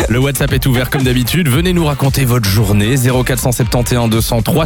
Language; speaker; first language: French; native; French